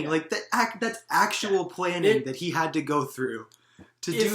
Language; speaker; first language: English; native; English